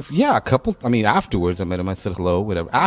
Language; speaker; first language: English; native; English